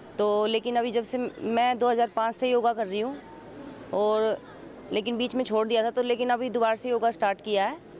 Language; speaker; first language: Hindi; native; Hindi